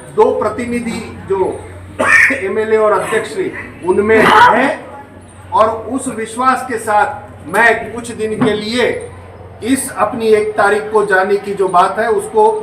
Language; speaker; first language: Hindi; non-native, local second language; Gujarati